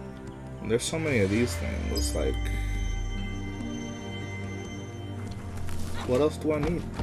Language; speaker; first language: English; native; English